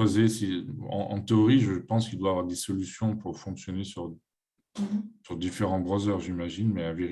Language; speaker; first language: French; native; French